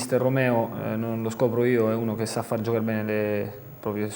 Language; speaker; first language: Italian; native; Italian